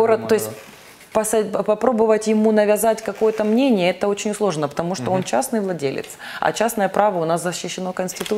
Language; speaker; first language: Russian; native; Russian